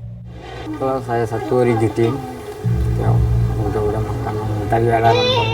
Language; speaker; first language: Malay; non-native, learner; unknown